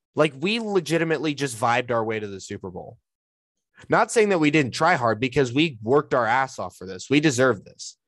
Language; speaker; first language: English; native; English